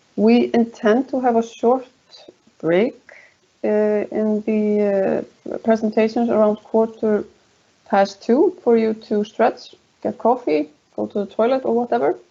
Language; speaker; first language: English; non-native, fluent; Icelandic